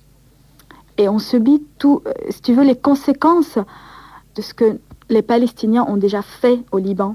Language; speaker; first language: French; non-native, local second language; Arabic